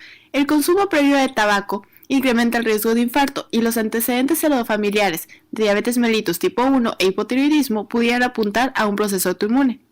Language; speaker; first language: Spanish; native; Spanish